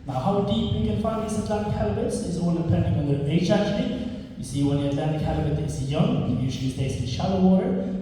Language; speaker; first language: English; non-native, fluent; Norwegian